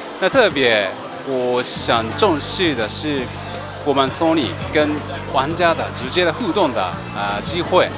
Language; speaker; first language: Chinese; non-native, fluent; Japanese